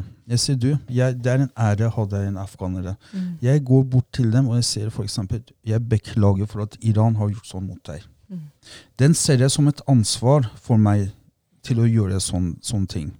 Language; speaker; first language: Norwegian; non-native, fluent; Persian